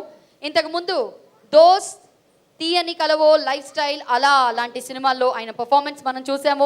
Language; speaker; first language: Telugu; native; Telugu